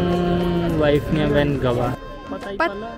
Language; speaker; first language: Filipino; non-native, learner; Hindi